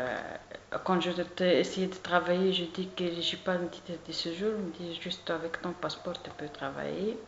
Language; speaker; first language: French; non-native, learner; Arabic